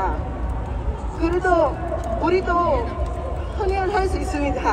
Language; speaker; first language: Korean; non-native, fluent; Sinhala